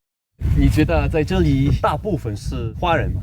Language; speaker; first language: Chinese; non-native, learner; Polish